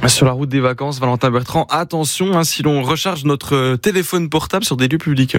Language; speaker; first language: French; native; French